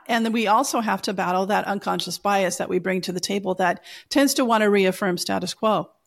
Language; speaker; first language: English; native; English